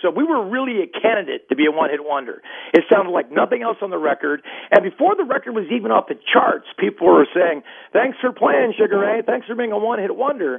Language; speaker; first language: English; native; English